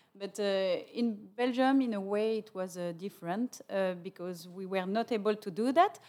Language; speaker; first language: English; non-native, fluent; French